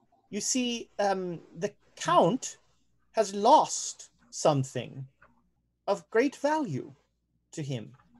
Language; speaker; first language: English; native; English